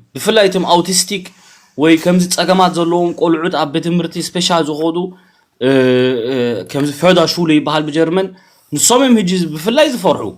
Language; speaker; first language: Tigrinya; early bilingual, heritage; Tigrinya